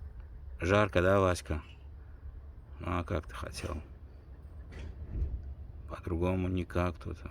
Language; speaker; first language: Russian; native; Russian